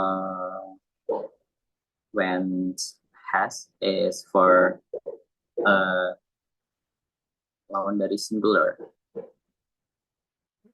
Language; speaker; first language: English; non-native, learner; Indonesian